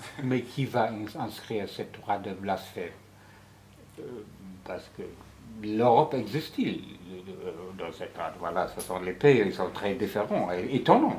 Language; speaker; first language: French; non-native, fluent; English